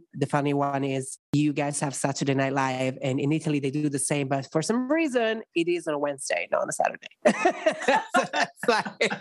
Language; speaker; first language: English; non-native, fluent; Italian